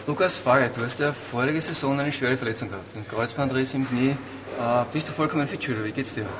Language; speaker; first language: German; native; German